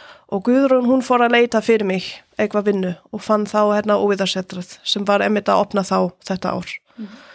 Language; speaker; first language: Icelandic; non-native, fluent; German